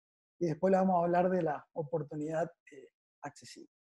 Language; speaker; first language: Spanish; native; Spanish